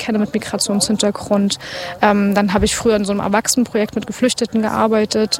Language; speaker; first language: German; native; German